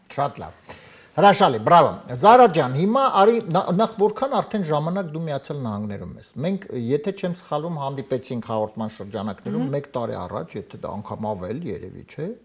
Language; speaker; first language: Armenian; native; Armenian